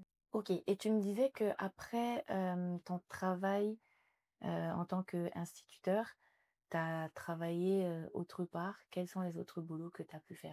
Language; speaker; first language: French; native; French